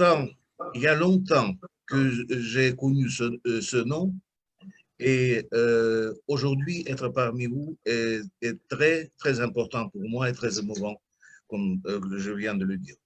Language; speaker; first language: French; non-native, fluent; Russian